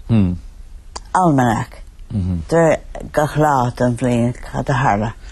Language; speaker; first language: Irish; native; Irish